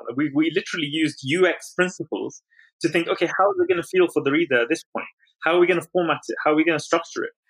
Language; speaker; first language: English; native; English